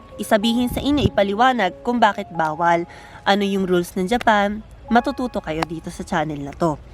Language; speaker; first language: Filipino; early bilingual, heritage; Filipino